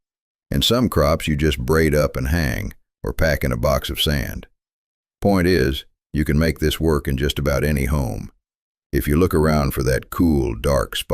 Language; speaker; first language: English; native; English